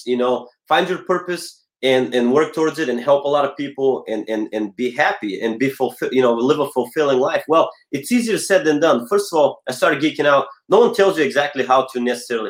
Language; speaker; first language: English; non-native, fluent; Bulgarian